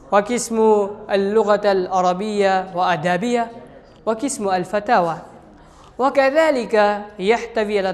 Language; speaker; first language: Arabic; non-native, fluent; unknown